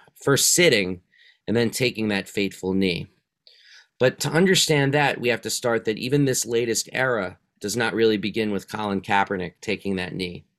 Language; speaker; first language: English; native; English